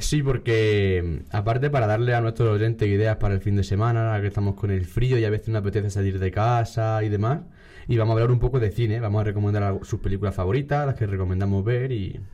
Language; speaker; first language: Spanish; native; Spanish